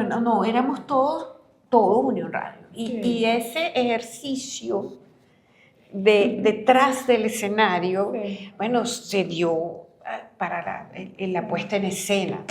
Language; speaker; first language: Spanish; native; Spanish